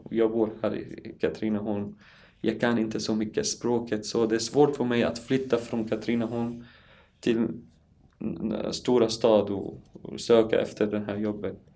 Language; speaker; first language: Swedish; non-native, learner; Arabic